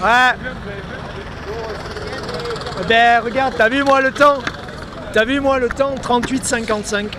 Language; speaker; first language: French; native; French